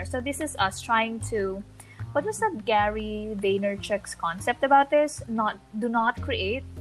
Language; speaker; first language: English; non-native, local second language; Filipino